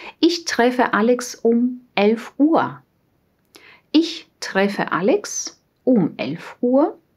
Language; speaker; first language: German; non-native, fluent; Russian